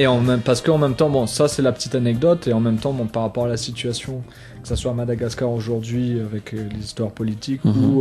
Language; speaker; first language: French; native; French